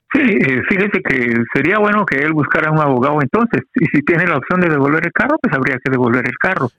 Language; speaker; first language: Spanish; native; Spanish